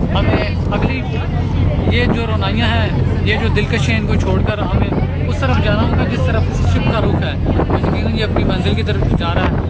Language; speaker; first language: Urdu; native; Urdu